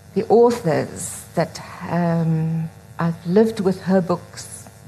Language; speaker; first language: English; non-native, local second language; Afrikaans